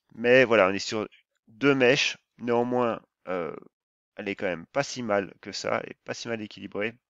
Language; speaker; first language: French; native; French